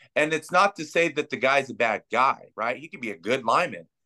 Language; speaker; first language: English; native; English